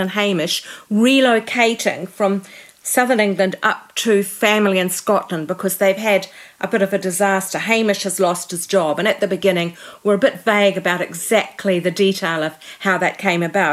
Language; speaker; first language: English; native; English